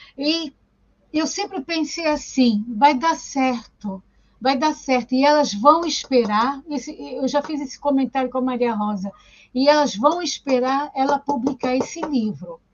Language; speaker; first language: Portuguese; early bilingual, other home language; Italian